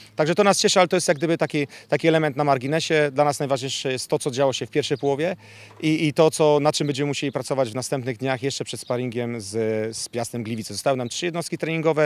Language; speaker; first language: Polish; native; Polish